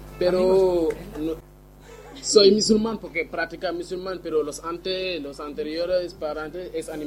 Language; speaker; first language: Spanish; non-native, learner; Wolof